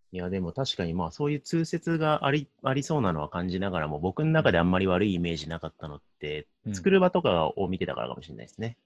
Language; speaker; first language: Japanese; native; Japanese